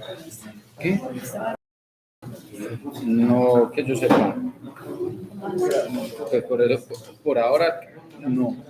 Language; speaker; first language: Spanish; native; Spanish